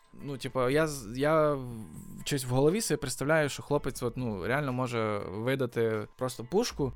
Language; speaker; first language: Ukrainian; native; Ukrainian